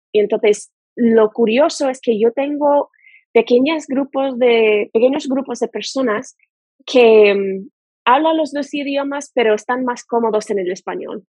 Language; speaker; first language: Spanish; non-native, fluent; English